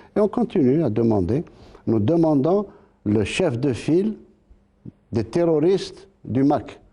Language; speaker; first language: French; non-native, local second language; Arabic